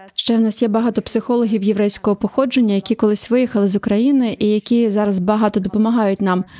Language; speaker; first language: Ukrainian; native; Ukrainian